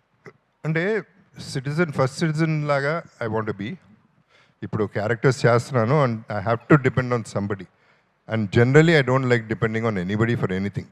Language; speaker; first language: Telugu; native; Telugu